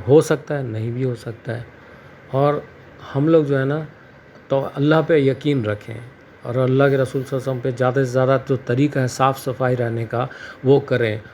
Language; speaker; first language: Urdu; native; Urdu